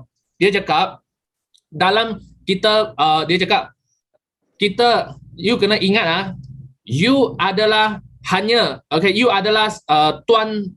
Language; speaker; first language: Malay; native; Malay